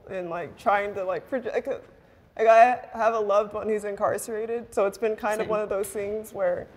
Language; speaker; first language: English; native; English